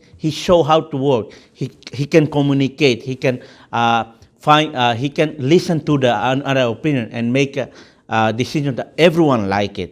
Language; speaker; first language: English; non-native, fluent; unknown